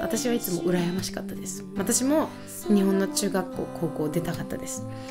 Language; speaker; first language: Japanese; early bilingual, heritage; Japanese